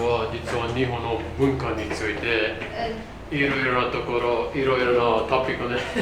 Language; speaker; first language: Japanese; non-native, fluent; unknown